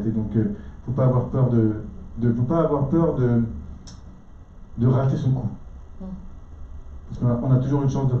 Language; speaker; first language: French; native; French